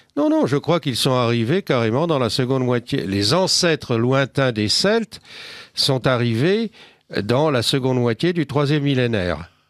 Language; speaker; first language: French; native; French